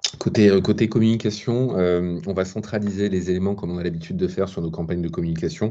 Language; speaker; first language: French; native; French